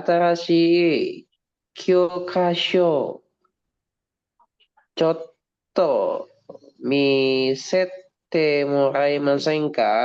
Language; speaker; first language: Japanese; non-native, learner; Indonesian